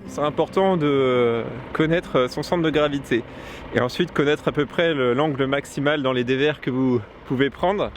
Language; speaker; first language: French; native; French